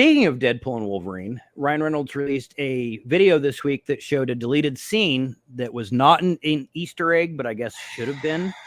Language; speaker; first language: English; native; English